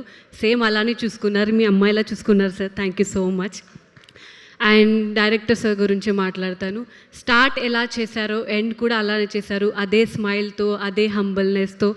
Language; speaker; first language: Telugu; non-native, local second language; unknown